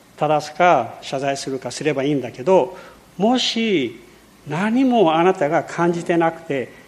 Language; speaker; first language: Japanese; early bilingual, heritage; Portuguese